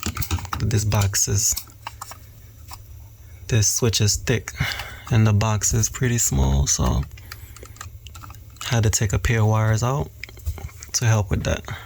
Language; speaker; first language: English; native; English